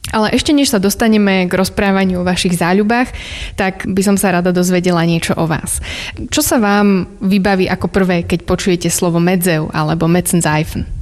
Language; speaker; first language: Slovak; native; Slovak